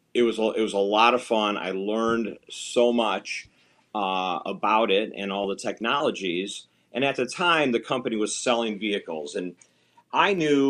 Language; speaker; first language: English; native; English